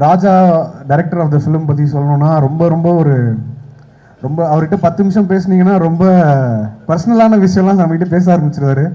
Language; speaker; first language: Tamil; native; Tamil